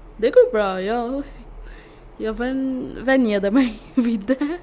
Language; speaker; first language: Swedish; non-native, fluent; Arabic